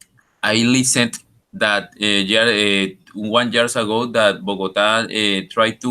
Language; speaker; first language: English; non-native, learner; Spanish